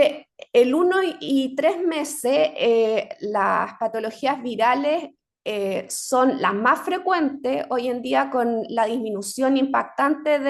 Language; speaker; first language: Spanish; native; Spanish